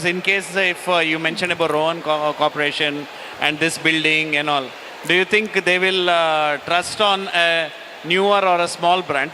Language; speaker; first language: English; non-native, local second language; Kannada